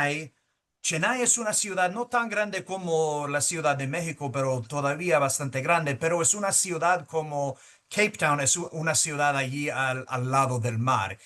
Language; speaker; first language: Spanish; early bilingual, heritage; Spanish